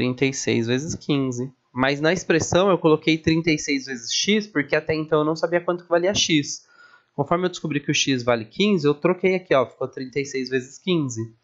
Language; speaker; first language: Portuguese; native; Portuguese